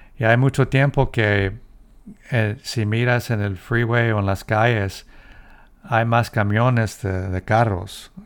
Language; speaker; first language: Spanish; early bilingual, heritage; Spanish